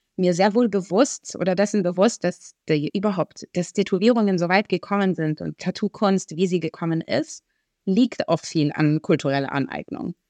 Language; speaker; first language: German; early bilingual, other home language; Arabic